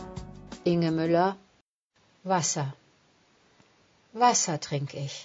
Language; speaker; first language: German; native; German